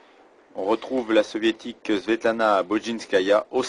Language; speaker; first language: French; native; French